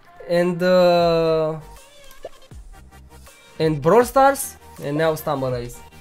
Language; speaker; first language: English; non-native, learner; Romanian